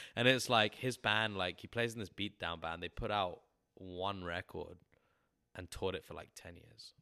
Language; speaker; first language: English; native; English